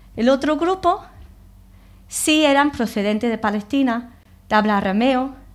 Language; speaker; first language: Spanish; non-native, fluent; English